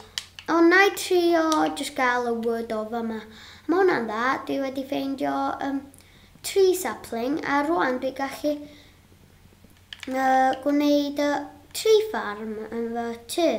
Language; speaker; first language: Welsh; non-native, local second language; English